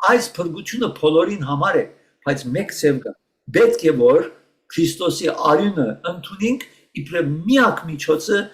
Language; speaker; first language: Armenian; early bilingual, heritage; Armenian